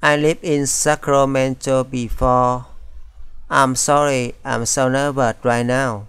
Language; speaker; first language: English; non-native, fluent; Vietnamese